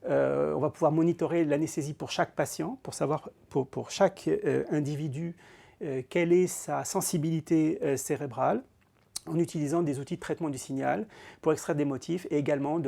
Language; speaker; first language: French; native; French